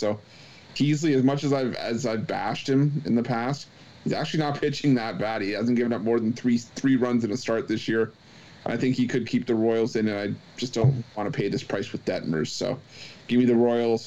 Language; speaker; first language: English; native; English